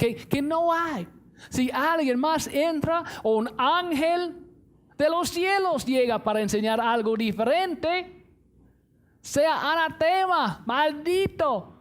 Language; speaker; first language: Spanish; non-native, fluent; English